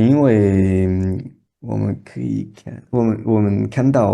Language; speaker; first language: Chinese; non-native, learner; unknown